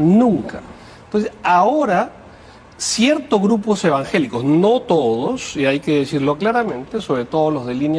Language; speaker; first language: Spanish; native; Spanish